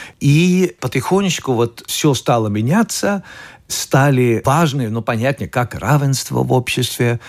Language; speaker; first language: Russian; non-native, fluent; Swedish